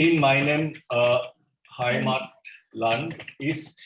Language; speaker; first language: German; non-native, fluent; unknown